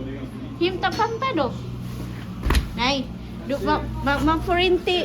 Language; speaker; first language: Swedish; non-native, learner; Cebuano